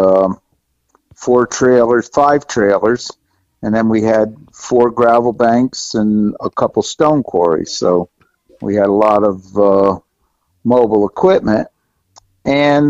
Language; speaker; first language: English; native; English